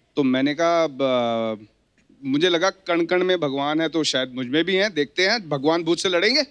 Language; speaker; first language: Hindi; native; Hindi